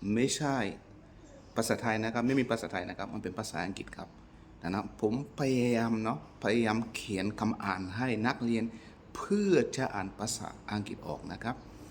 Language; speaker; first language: Thai; non-native, fluent; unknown